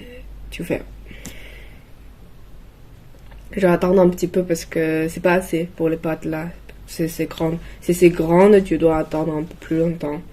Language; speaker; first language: French; non-native, learner; Chinese